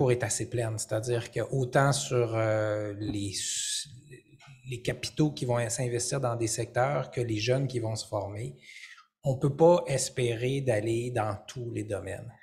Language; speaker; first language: French; native; French